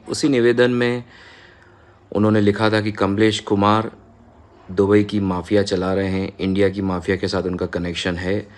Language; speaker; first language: Hindi; native; Hindi